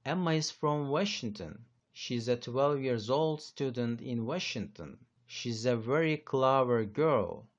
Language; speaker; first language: English; non-native, fluent; Turkish